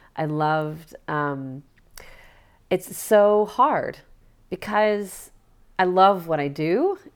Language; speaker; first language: English; native; English